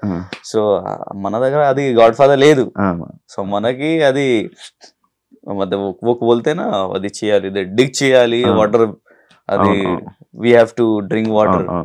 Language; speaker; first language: Telugu; non-native, local second language; Urdu